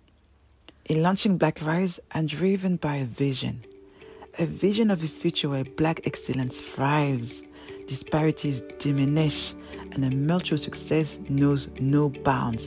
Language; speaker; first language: English; non-native, fluent; French